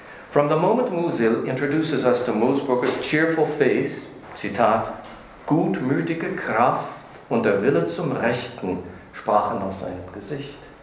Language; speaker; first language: German; non-native, fluent; English